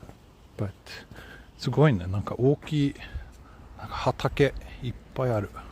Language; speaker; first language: Japanese; non-native, fluent; Swedish